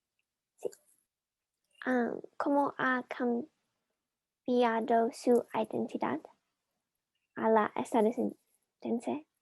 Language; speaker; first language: Spanish; non-native, learner; English